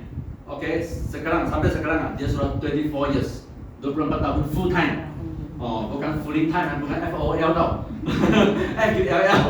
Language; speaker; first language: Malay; non-native, local second language; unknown